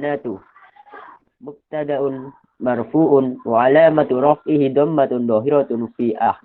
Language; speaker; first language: Arabic; non-native, learner; Indonesian